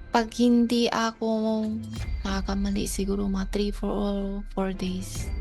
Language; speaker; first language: Filipino; non-native, learner; Chinese